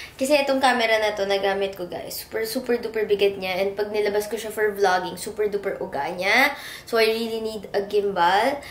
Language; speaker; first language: Filipino; native; Filipino